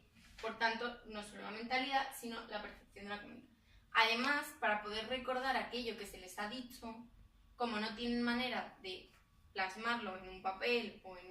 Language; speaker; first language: Spanish; native; Spanish